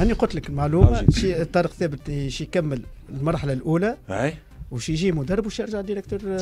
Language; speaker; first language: Arabic; native; Arabic